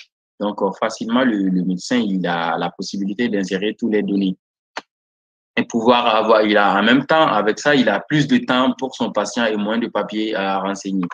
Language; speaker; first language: French; non-native, local second language; Bambara